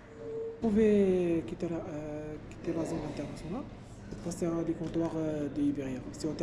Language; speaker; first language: French; non-native, local second language; Arabic